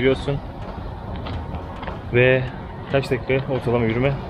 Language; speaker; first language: Turkish; native; Turkish